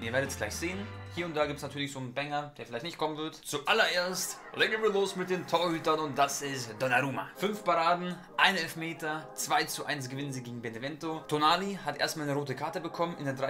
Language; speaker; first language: German; native; German